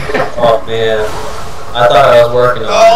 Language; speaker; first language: English; native; English